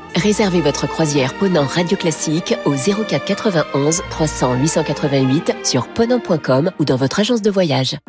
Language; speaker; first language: French; native; French